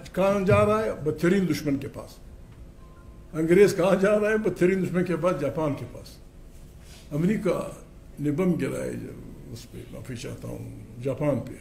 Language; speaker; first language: Urdu; non-native, local second language; Pashto